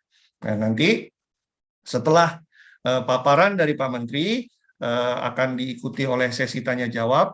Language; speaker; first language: Indonesian; native; Indonesian